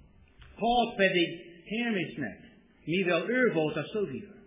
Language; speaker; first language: Hungarian; non-native, fluent; English